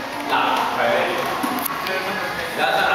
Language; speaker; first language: Filipino; native; Filipino